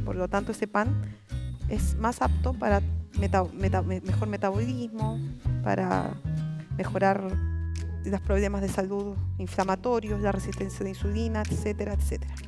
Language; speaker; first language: Spanish; native; Spanish